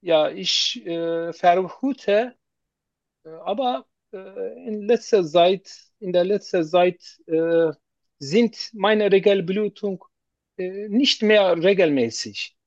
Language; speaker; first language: German; non-native, learner; Turkish